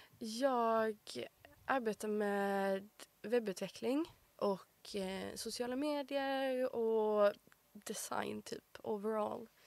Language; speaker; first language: Swedish; native; Swedish